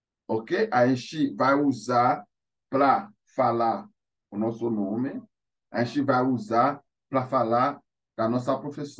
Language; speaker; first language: Portuguese; non-native, fluent; Haitian Creole